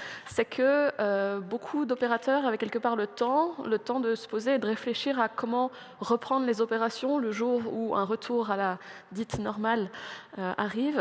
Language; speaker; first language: French; native; French